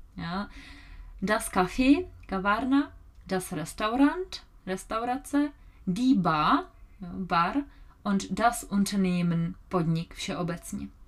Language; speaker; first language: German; non-native, fluent; Czech